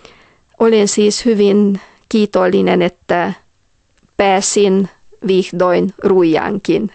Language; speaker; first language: Finnish; non-native, fluent; Hungarian